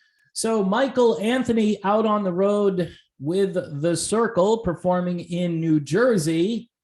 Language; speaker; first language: English; native; English